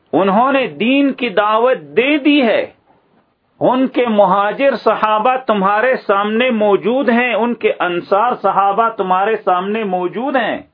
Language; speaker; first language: Urdu; native; Urdu